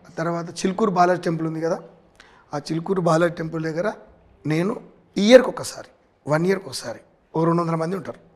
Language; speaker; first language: Telugu; native; Telugu